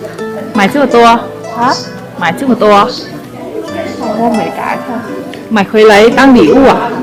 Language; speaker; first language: Chinese; non-native, learner; Vietnamese